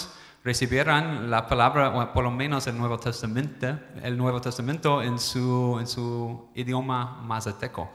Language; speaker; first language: Spanish; non-native, fluent; English